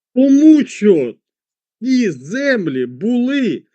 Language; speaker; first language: Ukrainian; non-native, local second language; Russian